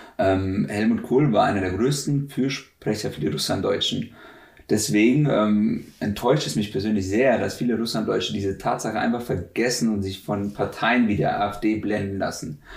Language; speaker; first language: German; native; German